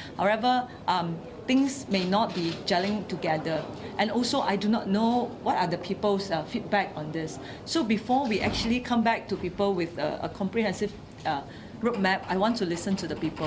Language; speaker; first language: English; non-native, local second language; Chinese